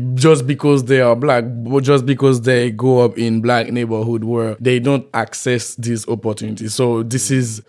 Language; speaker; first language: English; non-native, fluent; Haitian Creole